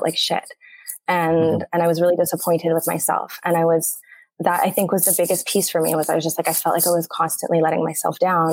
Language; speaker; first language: English; native; English